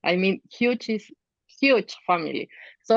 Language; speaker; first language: English; non-native, fluent; Spanish